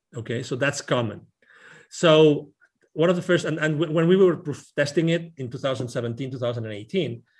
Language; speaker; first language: English; non-native, fluent; Spanish